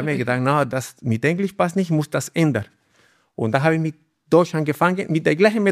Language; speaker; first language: German; non-native, learner; Spanish